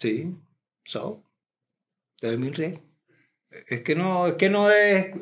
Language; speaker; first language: Portuguese; non-native, learner; Spanish